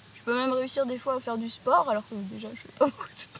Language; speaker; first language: French; native; French